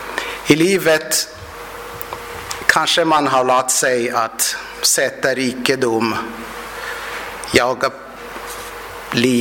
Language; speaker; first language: Swedish; non-native, fluent; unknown